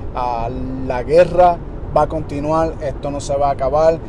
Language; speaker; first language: Spanish; early bilingual, heritage; Spanish